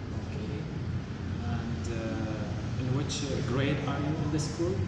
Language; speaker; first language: English; non-native, learner; Arabic